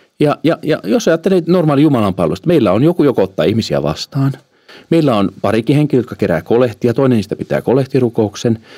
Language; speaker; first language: Finnish; early bilingual, heritage; Finnish